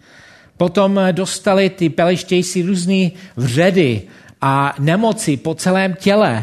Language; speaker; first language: Czech; non-native, fluent; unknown